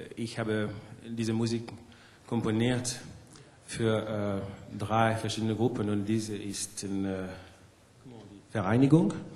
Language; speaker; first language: German; non-native, learner; French